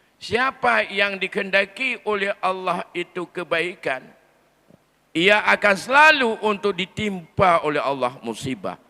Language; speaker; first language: Malay; non-native, local second language; Achinese